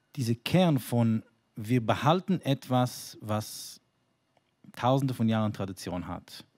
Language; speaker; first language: German; non-native, fluent; Hebrew